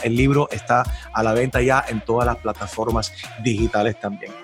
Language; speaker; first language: Spanish; early bilingual, heritage; Spanish